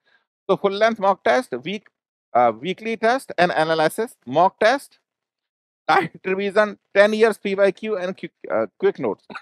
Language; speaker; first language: English; non-native, local second language; Hindi